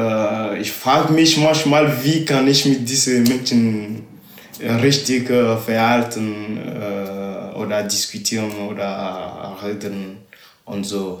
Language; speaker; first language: German; non-native, learner; Ewe